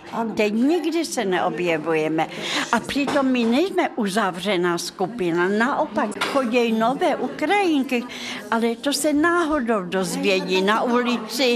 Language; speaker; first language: Czech; non-native, fluent; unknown